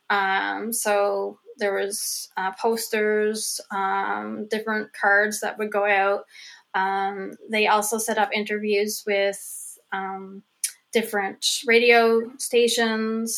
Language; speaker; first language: English; native; English